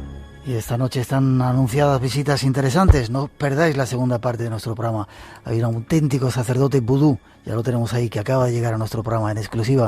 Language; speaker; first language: Spanish; native; Spanish